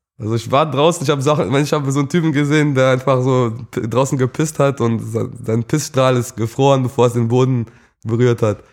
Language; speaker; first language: German; early bilingual, other home language; English